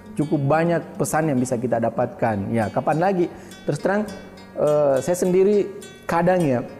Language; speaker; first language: Indonesian; non-native, local second language; Buginese